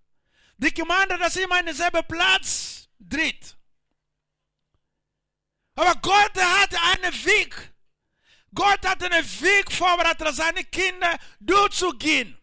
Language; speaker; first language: German; non-native, learner; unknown